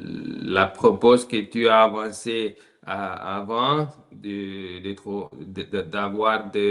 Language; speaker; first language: French; non-native, learner; Italian